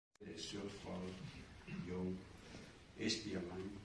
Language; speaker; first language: French; non-native, fluent; English